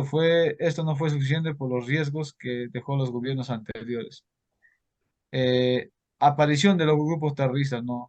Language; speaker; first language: Spanish; native; Spanish